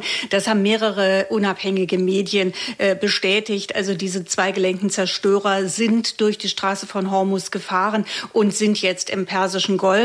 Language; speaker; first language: German; native; German